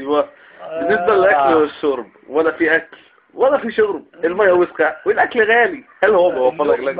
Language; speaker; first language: Arabic; native; Arabic